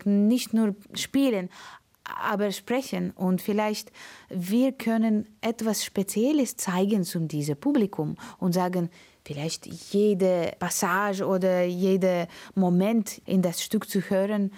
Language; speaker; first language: German; non-native, learner; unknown